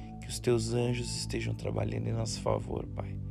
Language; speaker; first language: Portuguese; native; Portuguese